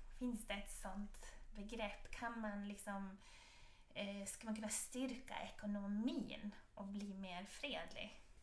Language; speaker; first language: Swedish; native; Swedish